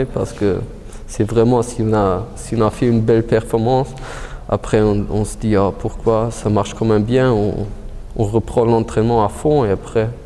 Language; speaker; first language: French; early bilingual, heritage; German